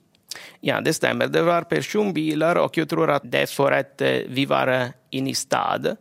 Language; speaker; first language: Swedish; non-native, fluent; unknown